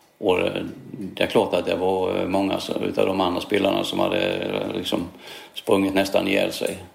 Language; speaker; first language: Swedish; native; Swedish